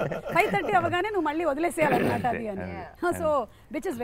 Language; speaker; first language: Telugu; native; Telugu